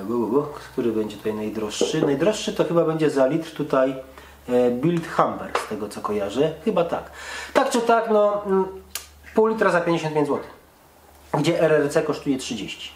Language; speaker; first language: Polish; native; Polish